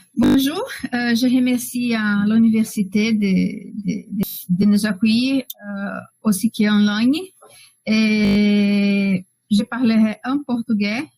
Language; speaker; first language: French; non-native, learner; Portuguese